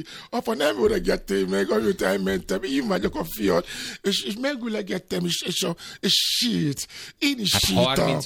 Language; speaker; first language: Hungarian; non-native, fluent; Yoruba